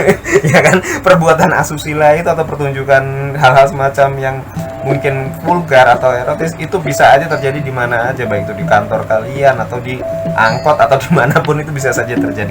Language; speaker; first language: Indonesian; native; Indonesian